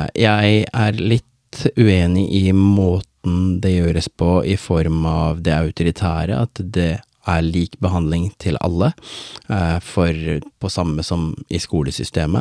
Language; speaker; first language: Norwegian; early bilingual, other home language; Tamil